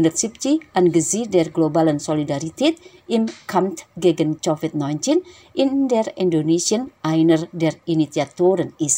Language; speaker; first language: German; non-native, fluent; Indonesian